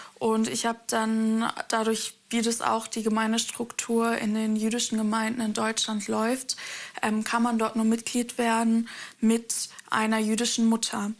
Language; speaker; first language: German; native; German